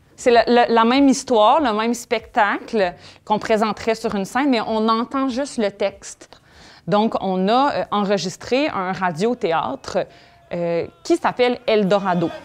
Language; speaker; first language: French; native; French